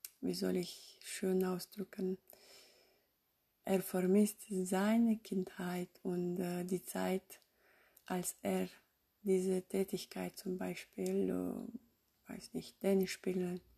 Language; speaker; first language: German; non-native, fluent; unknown